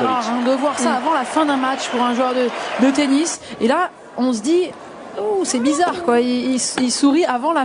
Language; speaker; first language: French; native; French